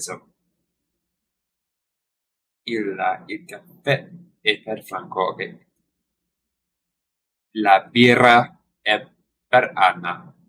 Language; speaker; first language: Italian; non-native, learner; English